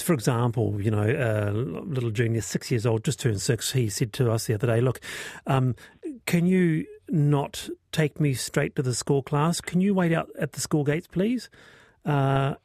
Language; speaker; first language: English; native; English